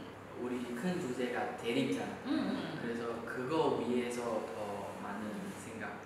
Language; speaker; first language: Korean; non-native, learner; Chinese